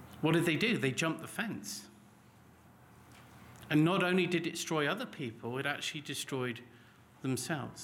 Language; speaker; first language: English; native; English